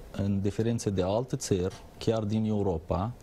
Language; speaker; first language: Romanian; non-native, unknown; Arabic